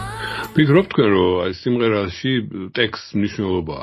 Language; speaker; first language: Georgian; native; Georgian